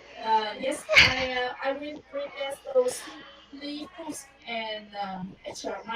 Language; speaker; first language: English; non-native, learner; Vietnamese